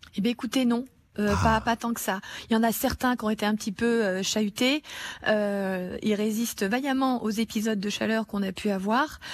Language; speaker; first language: French; native; French